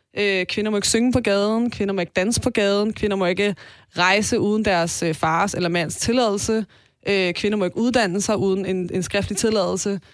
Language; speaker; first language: Danish; early bilingual, other home language; Persian